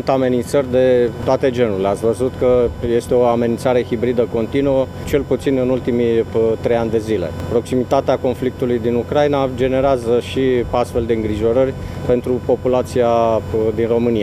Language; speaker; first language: Romanian; native; Romanian